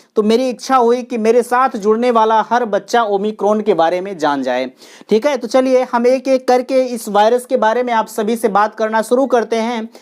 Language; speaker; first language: Hindi; native; Hindi